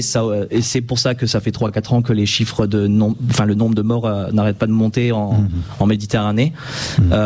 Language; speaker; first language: French; native; French